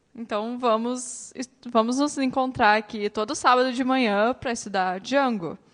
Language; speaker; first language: Portuguese; native; Portuguese